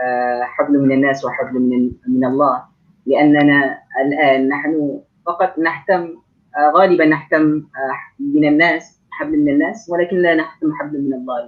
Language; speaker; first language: Arabic; non-native, fluent; Malay